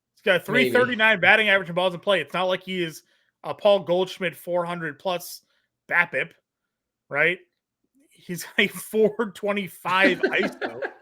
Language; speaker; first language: English; native; English